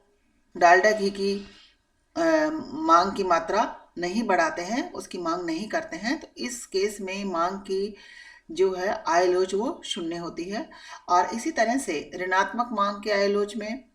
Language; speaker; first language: Hindi; native; Hindi